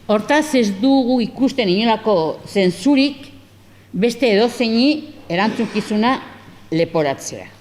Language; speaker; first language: Basque; non-native, local second language; Spanish